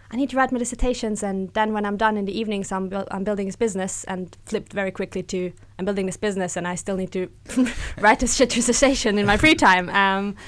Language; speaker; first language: English; non-native, fluent; German